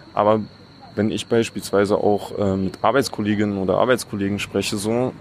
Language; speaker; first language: German; native; German